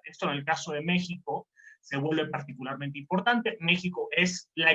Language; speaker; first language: Spanish; native; Spanish